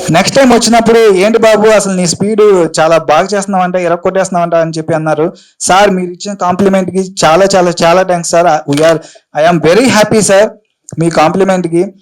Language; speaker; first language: Telugu; native; Telugu